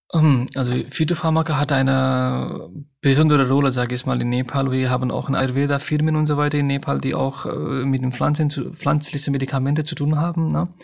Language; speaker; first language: German; non-native, fluent; Nepali